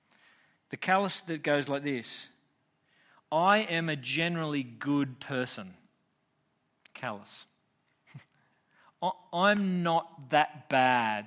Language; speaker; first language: English; native; English